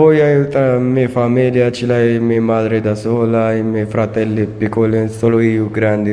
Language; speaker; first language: Italian; non-native, learner; Arabic